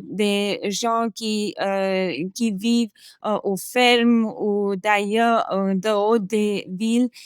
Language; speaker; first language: French; non-native, learner; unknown